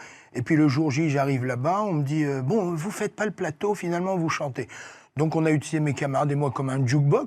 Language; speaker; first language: French; native; French